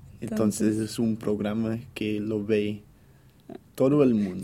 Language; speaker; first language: Spanish; non-native, fluent; English